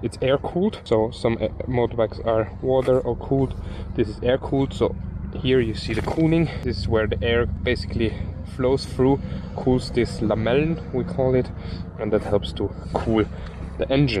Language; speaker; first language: English; non-native, fluent; German